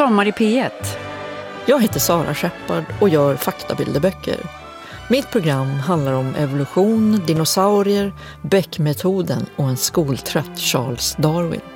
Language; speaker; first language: Swedish; native; Swedish